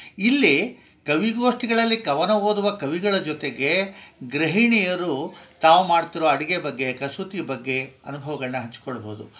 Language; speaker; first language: Kannada; native; Kannada